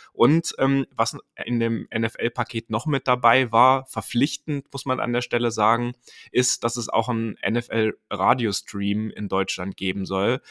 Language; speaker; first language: German; native; German